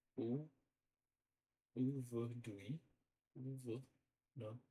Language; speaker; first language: French; non-native, learner; Portuguese